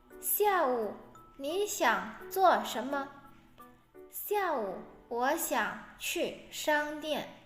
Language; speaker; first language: Chinese; non-native, fluent; Indonesian